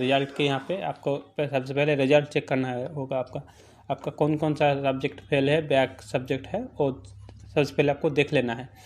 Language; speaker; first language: Hindi; non-native, local second language; Bangla